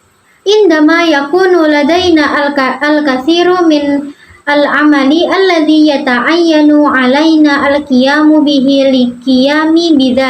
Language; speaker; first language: Arabic; non-native, learner; Indonesian